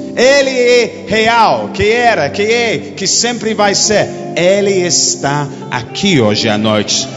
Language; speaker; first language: Portuguese; non-native, fluent; English